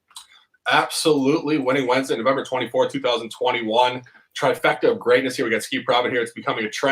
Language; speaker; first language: English; native; English